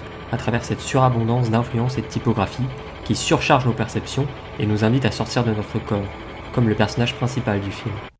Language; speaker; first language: French; native; French